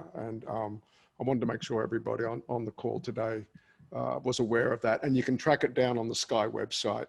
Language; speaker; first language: English; native; English